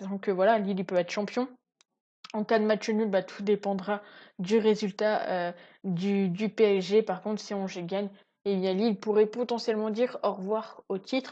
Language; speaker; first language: French; native; French